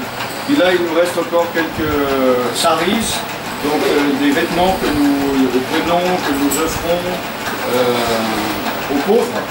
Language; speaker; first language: French; native; French